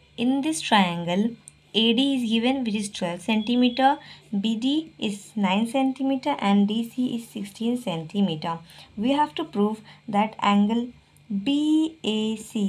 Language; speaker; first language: English; non-native, local second language; Hindi